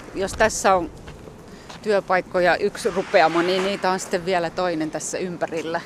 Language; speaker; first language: Finnish; native; Finnish